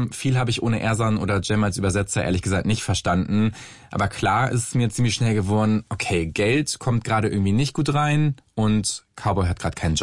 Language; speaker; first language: German; native; German